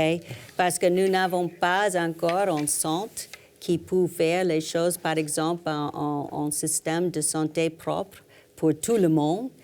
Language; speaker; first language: French; non-native, learner; English